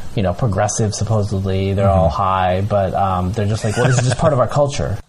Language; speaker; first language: English; early bilingual, other home language; Bangla